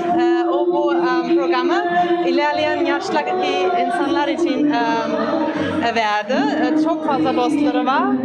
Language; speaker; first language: Turkish; non-native, fluent; German